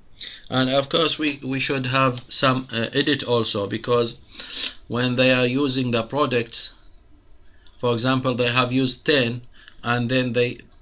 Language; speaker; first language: English; non-native, fluent; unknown